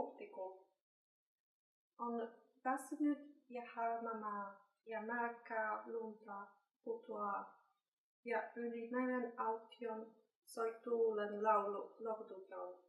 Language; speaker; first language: Finnish; non-native, learner; Polish